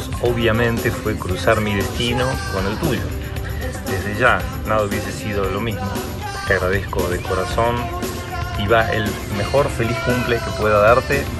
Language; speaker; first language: Spanish; native; Spanish